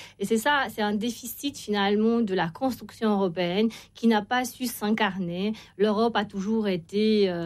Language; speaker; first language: French; non-native, fluent; Romanian